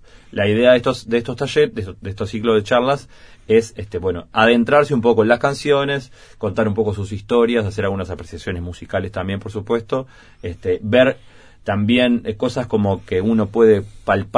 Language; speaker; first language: Spanish; native; Spanish